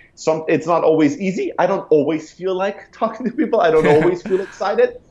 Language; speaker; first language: English; non-native, fluent; German